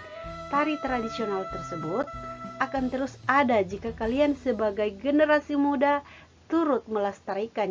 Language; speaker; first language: Indonesian; native; Indonesian